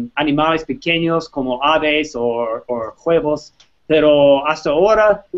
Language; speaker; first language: Spanish; non-native, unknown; English